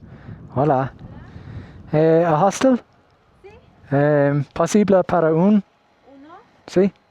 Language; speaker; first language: Spanish; non-native, learner; English